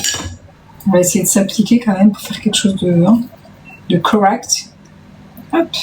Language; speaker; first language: French; native; French